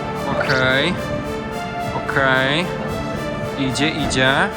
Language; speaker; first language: Polish; native; Polish